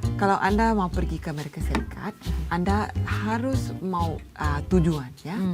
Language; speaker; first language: Indonesian; non-native, learner; English